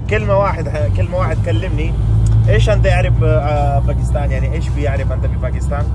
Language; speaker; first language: Arabic; non-native, learner; Hindi